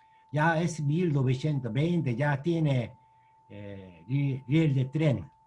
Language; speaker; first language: Spanish; non-native, learner; Korean